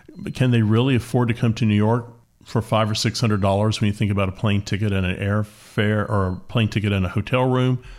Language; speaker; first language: English; native; English